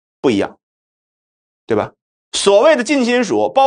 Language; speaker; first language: Chinese; native; Chinese